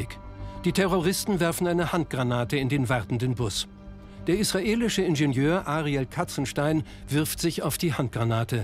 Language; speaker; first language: German; native; German